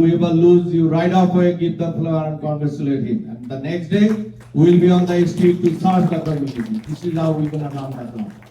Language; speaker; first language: English; non-native, local second language; Bangla